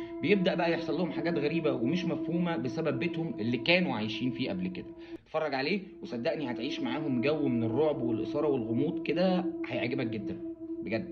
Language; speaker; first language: Arabic; native; Arabic